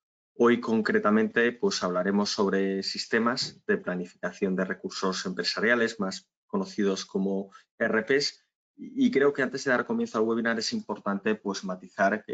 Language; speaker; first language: Spanish; native; Spanish